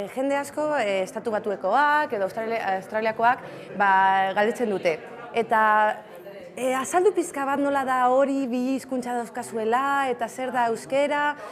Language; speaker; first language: Basque; non-native, local second language; Spanish